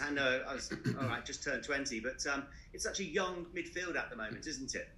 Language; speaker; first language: English; native; English